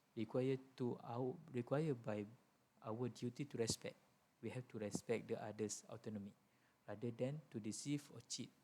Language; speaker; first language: English; non-native, local second language; Malay